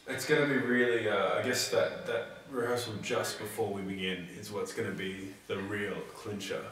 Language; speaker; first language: English; native; English